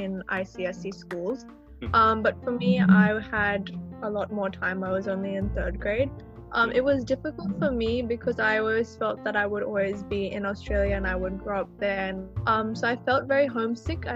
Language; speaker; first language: English; native; English